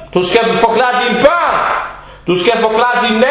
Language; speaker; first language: Danish; non-native, fluent; Arabic